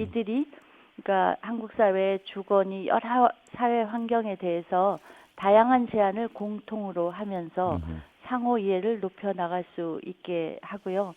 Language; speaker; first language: Korean; native; Korean